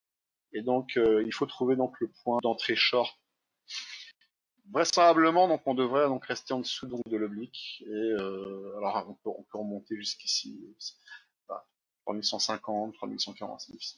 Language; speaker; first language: French; native; French